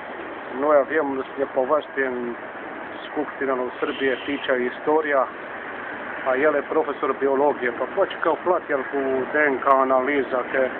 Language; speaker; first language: Romanian; early bilingual, heritage; Romanian